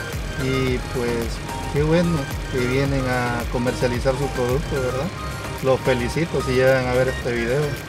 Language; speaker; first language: Spanish; native; Spanish